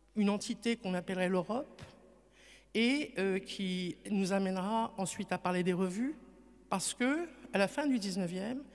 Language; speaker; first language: French; native; French